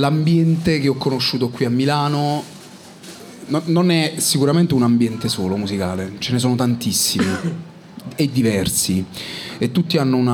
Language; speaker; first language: Italian; native; Italian